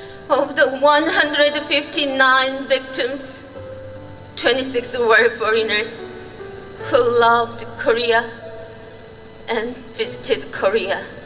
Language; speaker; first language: English; non-native, fluent; Korean